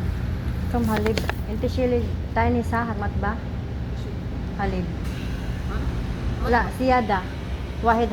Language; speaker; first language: Arabic; non-native, learner; Filipino